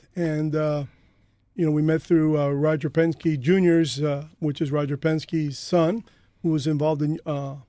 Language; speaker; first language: English; native; English